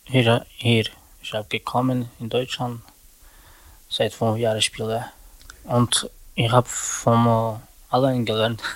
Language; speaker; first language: German; non-native, learner; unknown